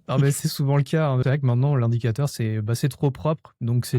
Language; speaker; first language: French; native; French